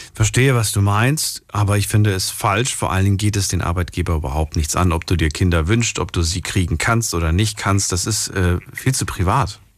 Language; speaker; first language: German; native; German